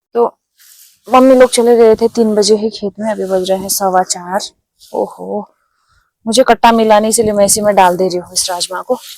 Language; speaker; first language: Hindi; non-native, local second language; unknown